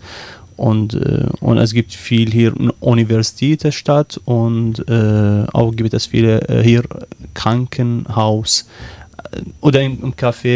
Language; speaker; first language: German; non-native, learner; Arabic